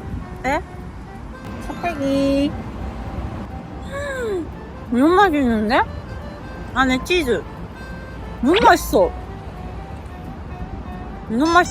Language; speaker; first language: Korean; non-native, fluent; Japanese